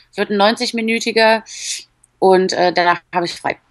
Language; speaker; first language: German; early bilingual, other home language; Polish